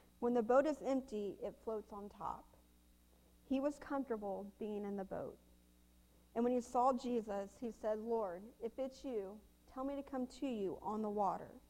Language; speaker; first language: English; native; English